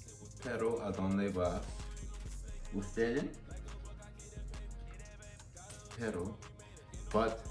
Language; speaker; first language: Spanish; non-native, learner; English